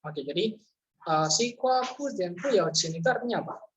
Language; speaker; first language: Indonesian; native; Indonesian